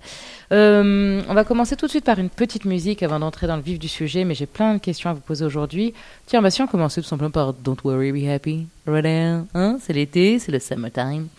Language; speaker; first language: French; native; French